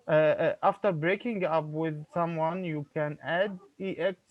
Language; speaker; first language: English; non-native, learner; Arabic